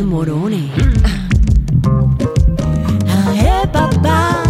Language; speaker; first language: French; non-native, fluent; Spanish